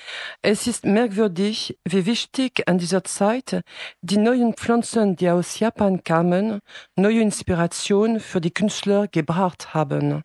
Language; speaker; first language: German; non-native, fluent; French